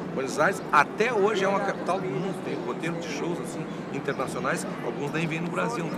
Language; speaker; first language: Portuguese; non-native, local second language; Spanish